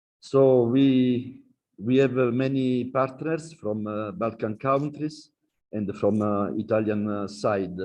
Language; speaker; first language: English; non-native, learner; Italian